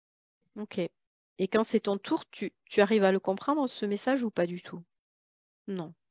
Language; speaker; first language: French; native; French